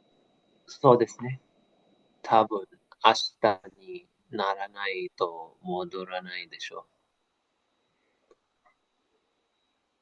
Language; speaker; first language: Japanese; non-native, learner; English